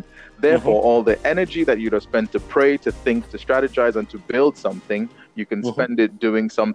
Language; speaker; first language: English; non-native, local second language; Yoruba